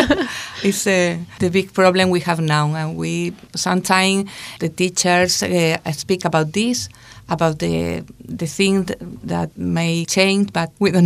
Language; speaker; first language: English; non-native, learner; Spanish